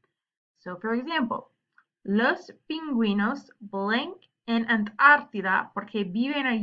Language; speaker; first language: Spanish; non-native, learner; English